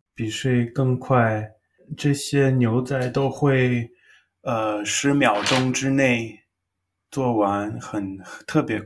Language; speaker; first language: Chinese; non-native, learner; English